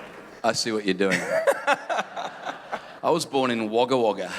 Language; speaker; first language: English; native; English